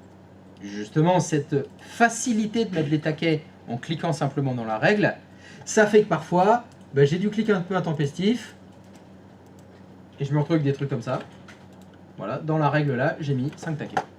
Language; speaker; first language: French; native; French